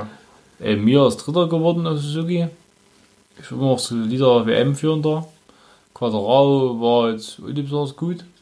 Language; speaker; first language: German; native; German